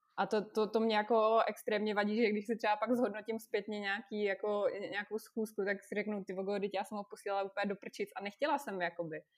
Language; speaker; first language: Czech; non-native, fluent; Russian